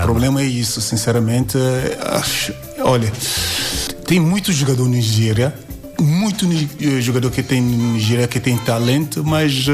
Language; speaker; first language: Portuguese; non-native, learner; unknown